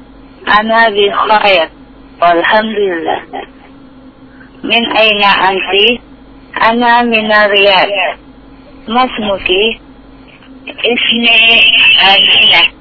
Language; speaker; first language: Arabic; non-native, learner; Indonesian